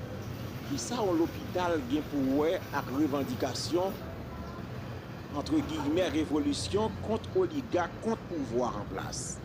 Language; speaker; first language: French; non-native, local second language; Haitian Creole